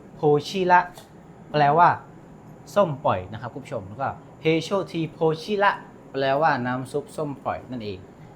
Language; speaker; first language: Thai; non-native, local second language; S'gaw Karen